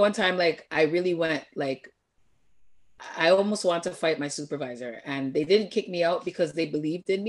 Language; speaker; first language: English; native; English